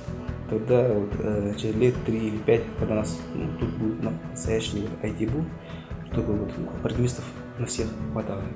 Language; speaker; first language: Russian; non-native, local second language; Yakut